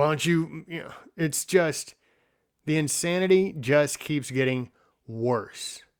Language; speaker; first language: English; native; English